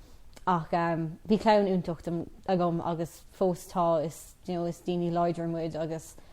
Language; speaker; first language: Irish; non-native, local second language; English